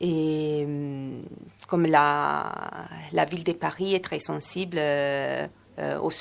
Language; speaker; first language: French; non-native, fluent; Italian